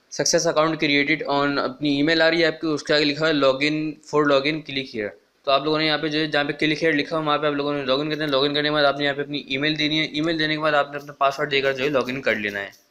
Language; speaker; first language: Urdu; non-native, local second language; Punjabi